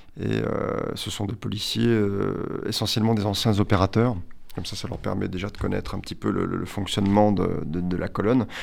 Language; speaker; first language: French; native; French